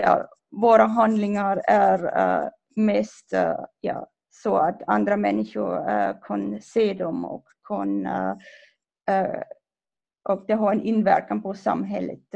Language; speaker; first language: Swedish; non-native, fluent; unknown